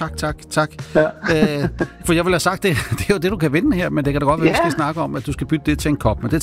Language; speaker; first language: Danish; native; Danish